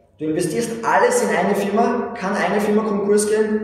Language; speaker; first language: German; native; German